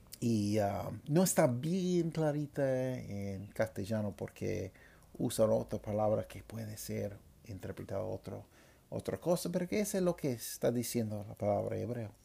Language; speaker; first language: Spanish; non-native, fluent; English